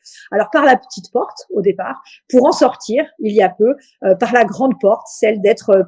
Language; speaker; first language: French; native; French